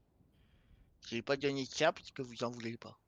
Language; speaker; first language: French; native; French